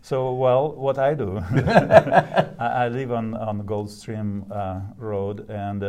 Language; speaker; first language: English; non-native, fluent; Russian